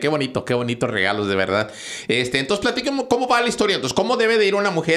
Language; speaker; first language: Spanish; native; Spanish